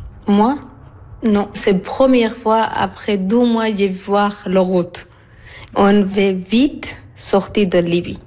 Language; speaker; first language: French; non-native, learner; Arabic